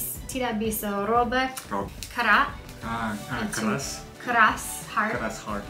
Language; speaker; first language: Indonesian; non-native, learner; English